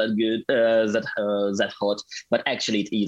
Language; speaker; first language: English; non-native, fluent; Russian